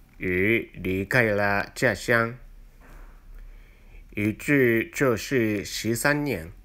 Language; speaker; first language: Chinese; non-native, learner; Japanese